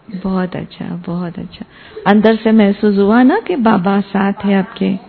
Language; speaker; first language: Hindi; native; Hindi